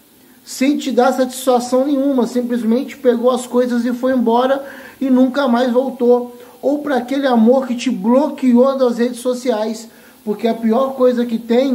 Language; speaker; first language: Portuguese; native; Portuguese